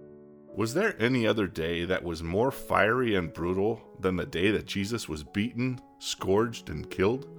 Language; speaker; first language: English; native; English